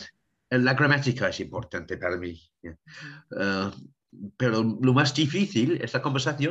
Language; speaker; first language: Spanish; non-native, learner; English